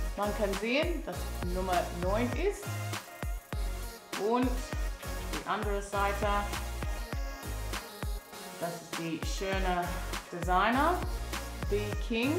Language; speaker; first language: German; non-native, learner; English